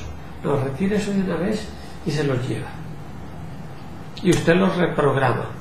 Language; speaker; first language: Spanish; native; Spanish